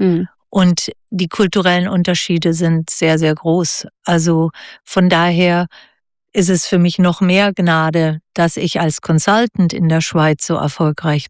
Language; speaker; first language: German; native; German